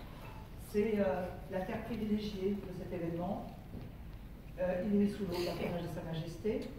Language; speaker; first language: French; native; French